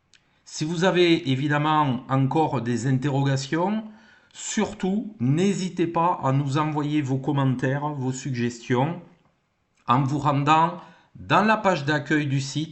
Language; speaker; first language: French; native; French